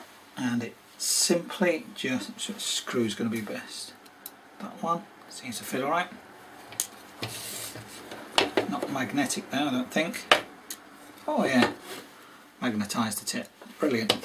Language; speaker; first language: English; native; English